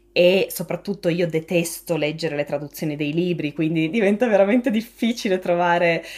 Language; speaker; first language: Italian; native; Italian